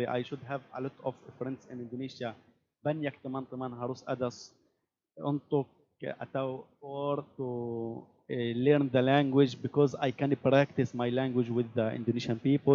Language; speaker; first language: English; non-native, learner; Arabic